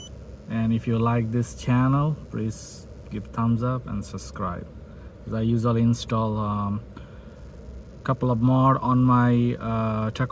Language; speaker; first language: English; non-native, fluent; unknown